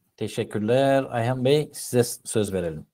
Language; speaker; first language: Turkish; native; Turkish